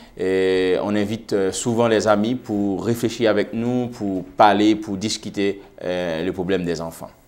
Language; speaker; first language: French; non-native, local second language; Haitian Creole